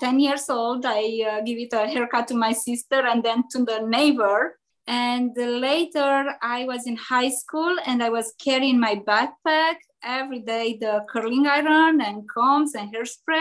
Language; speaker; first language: English; non-native, learner; Romanian